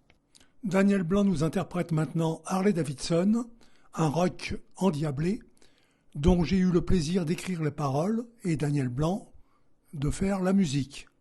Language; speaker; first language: French; native; French